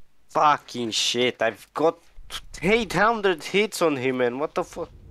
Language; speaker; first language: English; non-native, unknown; Romanian